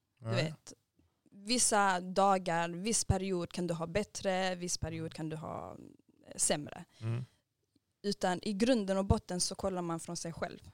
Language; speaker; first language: Swedish; early bilingual, other home language; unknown